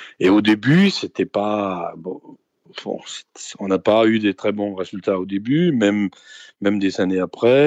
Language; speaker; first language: French; non-native, fluent; Danish